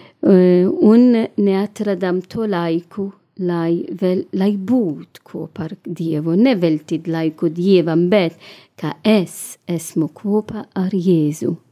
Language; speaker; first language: Latvian; non-native, learner; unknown